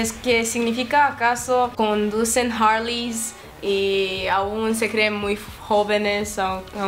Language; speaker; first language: Spanish; non-native, fluent; Romanian